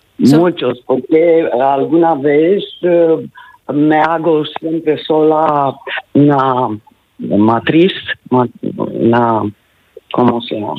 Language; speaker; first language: Spanish; non-native, learner; Romanian